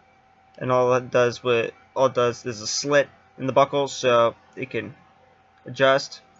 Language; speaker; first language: English; native; English